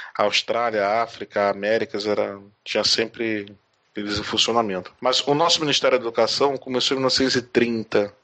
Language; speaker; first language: Portuguese; native; Portuguese